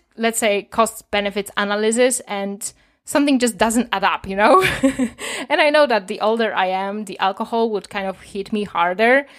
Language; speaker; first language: English; non-native, fluent; Polish